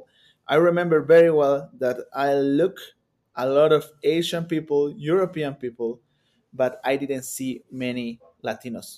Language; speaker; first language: English; non-native, fluent; Spanish